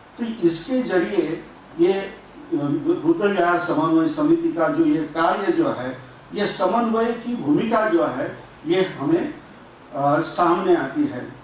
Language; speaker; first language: Hindi; non-native, local second language; Marathi